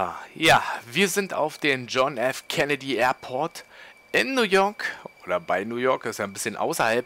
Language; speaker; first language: German; native; German